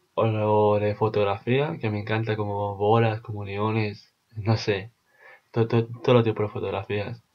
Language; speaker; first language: Spanish; native; Spanish